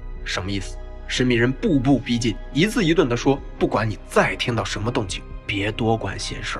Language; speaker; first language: Chinese; native; Chinese